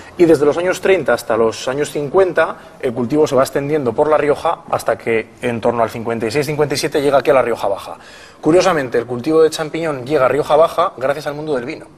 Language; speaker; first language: Spanish; native; Spanish